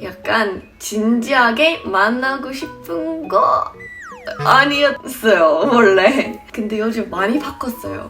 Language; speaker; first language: Korean; non-native, fluent; English